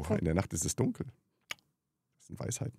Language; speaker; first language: German; native; German